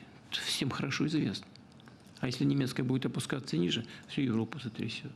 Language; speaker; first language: Russian; native; Russian